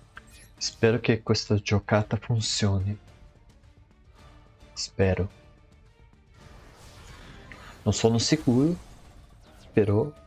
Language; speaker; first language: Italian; non-native, learner; Portuguese